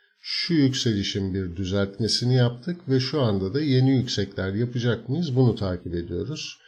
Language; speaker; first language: Turkish; native; Turkish